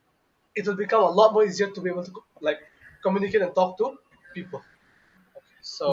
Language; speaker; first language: English; non-native, local second language; Bangla